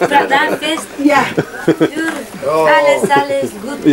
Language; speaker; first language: German; non-native, learner; Bulgarian